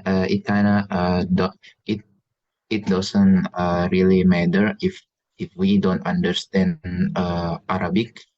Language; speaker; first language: English; non-native, learner; Indonesian